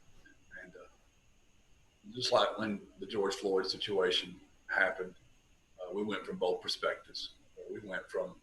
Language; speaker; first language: English; native; English